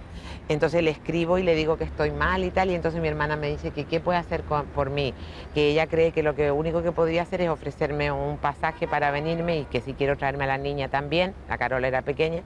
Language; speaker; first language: Spanish; native; Spanish